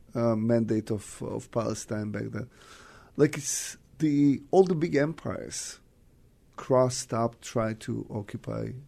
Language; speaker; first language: English; non-native, fluent; Russian